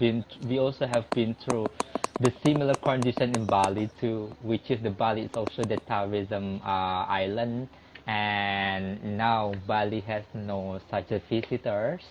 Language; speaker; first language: English; non-native, local second language; Indonesian